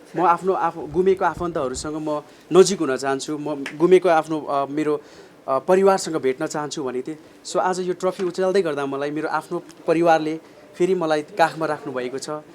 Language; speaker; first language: Nepali; native; Nepali